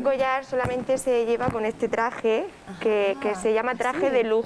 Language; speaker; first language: Spanish; native; Spanish